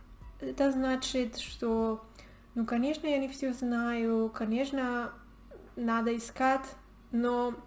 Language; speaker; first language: Russian; non-native, learner; Spanish